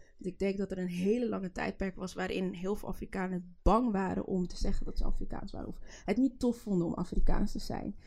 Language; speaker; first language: Dutch; early bilingual, other home language; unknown